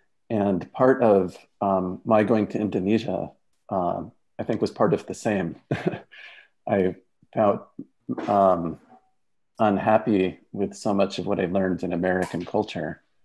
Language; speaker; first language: English; native; English